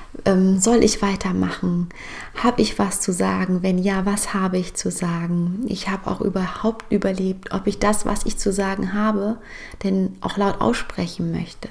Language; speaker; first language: German; native; German